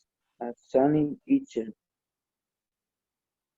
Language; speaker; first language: English; non-native, learner; Spanish